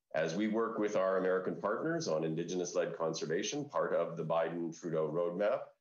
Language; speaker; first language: English; native; English